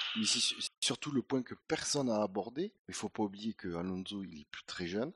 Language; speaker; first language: French; native; French